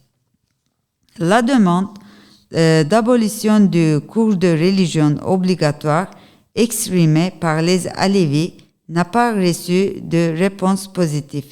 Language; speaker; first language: French; non-native, learner; Turkish